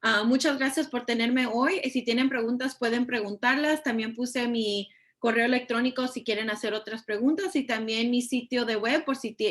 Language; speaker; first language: Spanish; early bilingual, heritage; Spanish